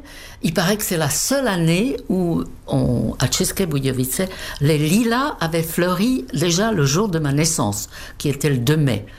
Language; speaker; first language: French; non-native, fluent; Czech